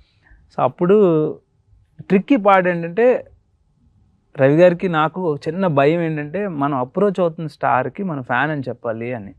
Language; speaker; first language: Telugu; native; Telugu